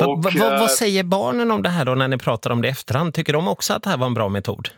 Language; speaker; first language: Swedish; native; Swedish